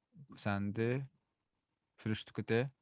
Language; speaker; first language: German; non-native, learner; Azerbaijani